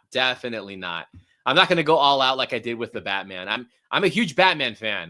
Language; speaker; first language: English; native; English